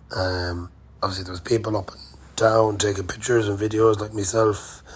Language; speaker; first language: English; native; English